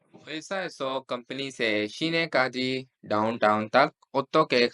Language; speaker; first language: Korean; non-native, fluent; Urdu